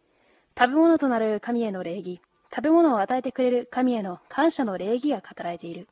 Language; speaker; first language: Japanese; native; Japanese